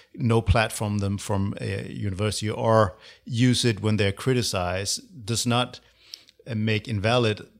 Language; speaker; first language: English; non-native, fluent; Danish